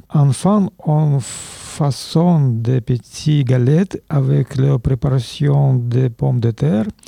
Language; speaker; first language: French; non-native, learner; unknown